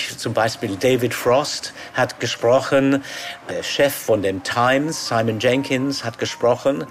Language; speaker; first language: German; non-native, fluent; English